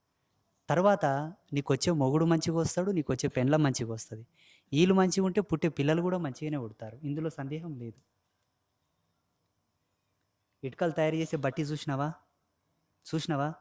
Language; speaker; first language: Telugu; native; Telugu